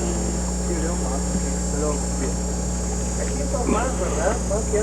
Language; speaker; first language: Spanish; non-native, fluent; English